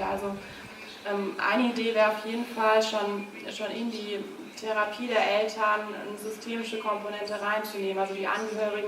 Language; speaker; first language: German; native; German